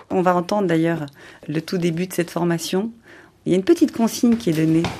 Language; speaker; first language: French; native; French